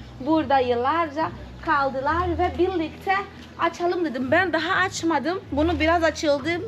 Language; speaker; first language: Turkish; non-native, fluent; Portuguese